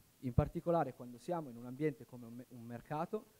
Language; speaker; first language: Italian; native; Italian